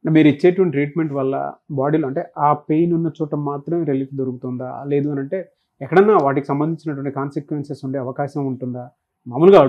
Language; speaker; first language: Telugu; native; Telugu